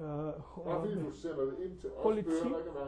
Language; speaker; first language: Danish; native; Danish